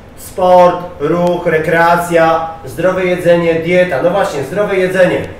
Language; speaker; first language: Polish; native; Polish